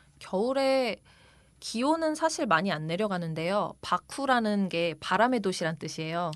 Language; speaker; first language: Korean; native; Korean